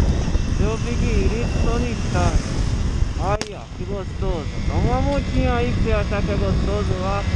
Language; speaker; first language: Portuguese; native; Portuguese